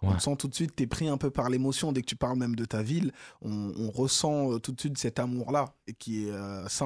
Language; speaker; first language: French; native; French